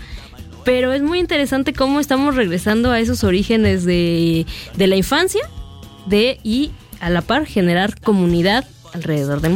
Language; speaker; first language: Spanish; native; Spanish